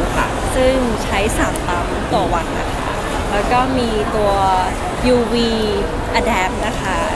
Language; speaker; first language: Thai; non-native, fluent; Cantonese